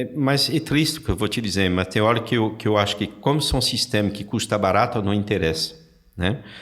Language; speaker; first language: Portuguese; non-native, fluent; French